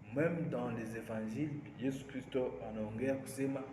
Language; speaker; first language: French; non-native, local second language; Swahili